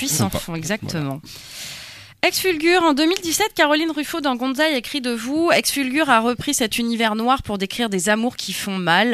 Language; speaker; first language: French; native; French